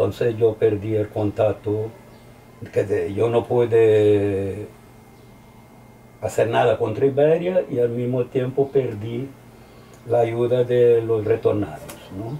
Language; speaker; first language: Spanish; early bilingual, heritage; Spanish